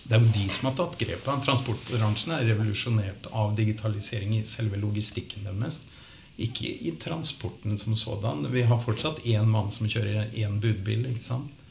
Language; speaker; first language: Norwegian; native; Norwegian